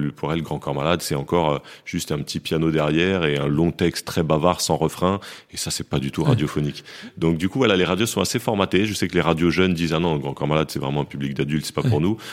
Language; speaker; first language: French; native; French